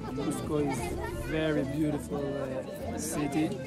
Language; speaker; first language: English; non-native, fluent; Hebrew